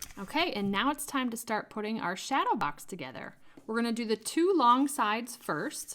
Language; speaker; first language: English; native; English